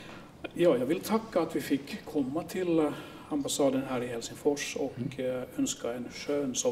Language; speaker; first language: Swedish; non-native, local second language; Finnish